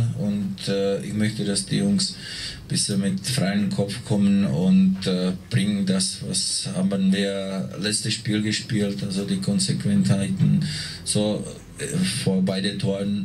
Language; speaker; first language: German; non-native, fluent; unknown